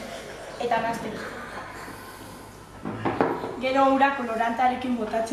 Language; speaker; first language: Basque; non-native, local second language; Spanish